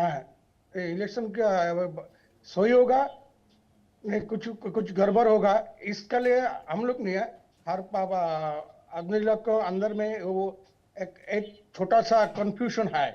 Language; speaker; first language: Hindi; non-native, local second language; Bangla